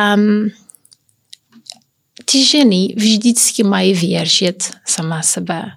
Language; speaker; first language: Czech; non-native, learner; Kabuverdianu